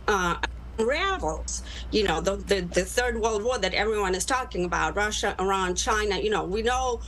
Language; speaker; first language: English; non-native, fluent; Russian